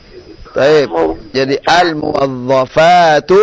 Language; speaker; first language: Arabic; non-native, fluent; Indonesian